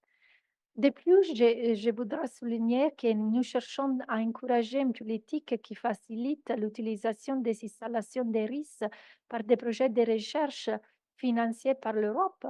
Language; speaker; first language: French; non-native, fluent; Italian